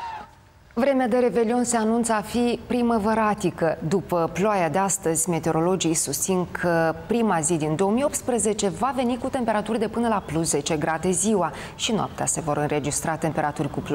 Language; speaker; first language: Romanian; native; Romanian